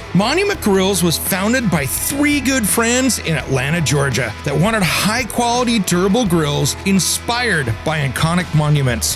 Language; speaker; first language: English; native; English